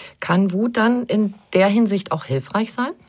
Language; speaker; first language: German; native; German